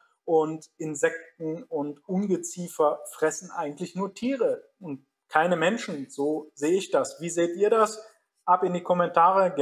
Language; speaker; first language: German; native; German